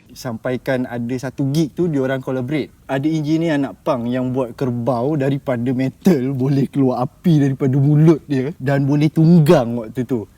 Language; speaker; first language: Malay; native; Malay